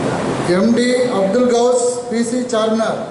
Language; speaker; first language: Telugu; native; Telugu